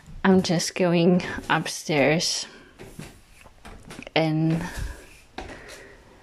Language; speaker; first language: English; non-native, fluent; German